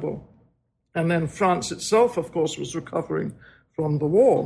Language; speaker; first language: English; native; English